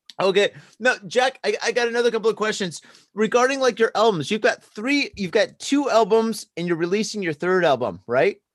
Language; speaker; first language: English; native; English